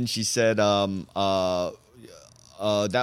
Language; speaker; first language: English; native; English